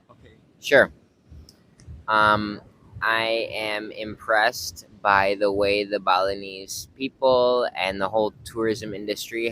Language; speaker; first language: English; early bilingual, heritage; English